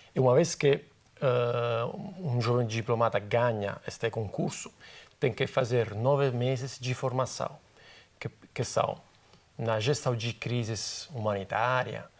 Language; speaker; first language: Portuguese; non-native, fluent; Italian